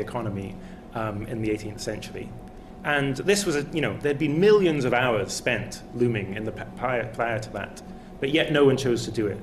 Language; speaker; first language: English; native; English